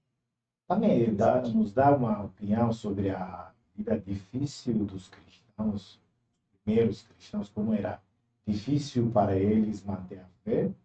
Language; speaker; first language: Portuguese; non-native, fluent; Turkish